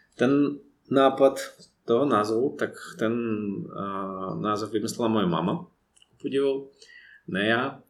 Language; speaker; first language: Czech; non-native, fluent; Russian